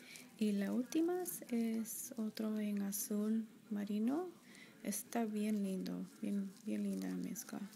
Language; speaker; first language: Spanish; early bilingual, heritage; Spanish